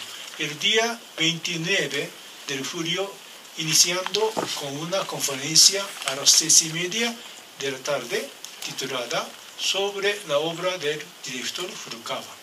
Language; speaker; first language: Spanish; non-native, learner; Japanese